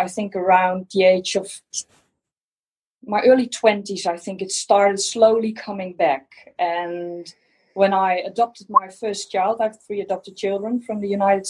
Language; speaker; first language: English; non-native, fluent; Dutch